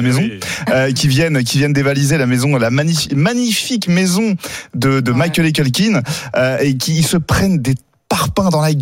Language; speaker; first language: French; native; French